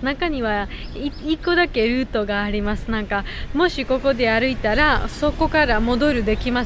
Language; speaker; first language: Japanese; non-native, learner; Georgian